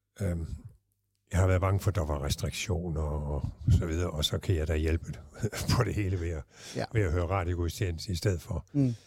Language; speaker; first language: Danish; native; Danish